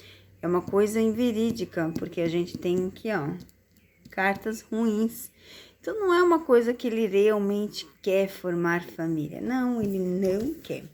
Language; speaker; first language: Portuguese; native; Portuguese